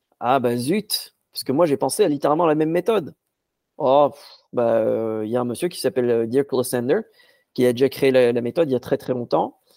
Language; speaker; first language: French; non-native, local second language; Arabic